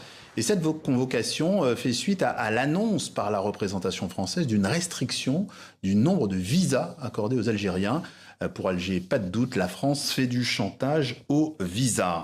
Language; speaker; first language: French; native; French